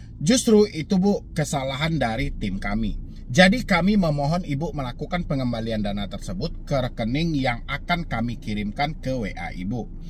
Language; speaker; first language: Indonesian; non-native, local second language; Minangkabau